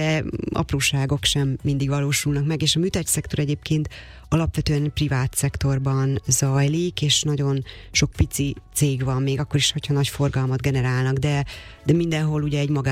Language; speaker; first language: Hungarian; native; Hungarian